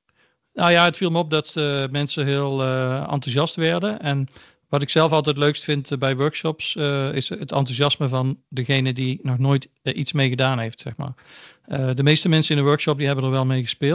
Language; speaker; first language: Dutch; native; Dutch